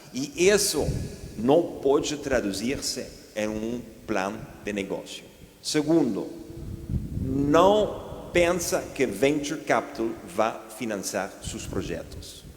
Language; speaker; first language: Portuguese; non-native, fluent; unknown